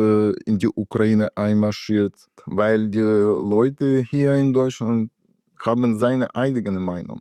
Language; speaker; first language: German; non-native, learner; Russian